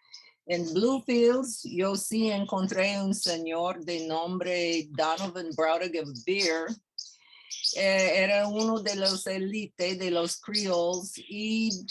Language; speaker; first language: Spanish; non-native, fluent; English